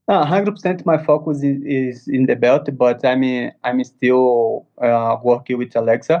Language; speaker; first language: English; non-native, learner; Portuguese